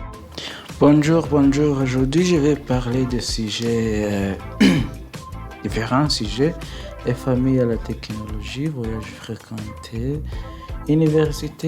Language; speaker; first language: French; non-native, learner; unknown